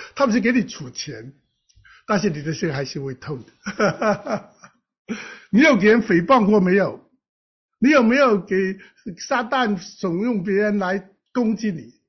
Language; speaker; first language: Chinese; non-native, local second language; Cantonese